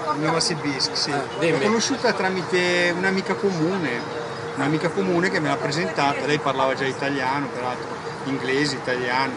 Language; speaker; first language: Italian; native; Italian